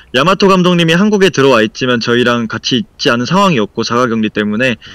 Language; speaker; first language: Korean; native; Korean